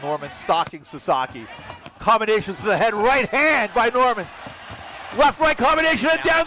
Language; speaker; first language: English; native; English